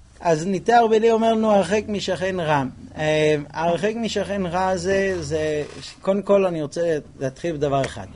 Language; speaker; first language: Hebrew; non-native, fluent; English